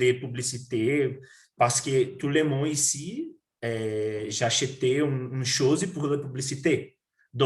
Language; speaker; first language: French; non-native, learner; Portuguese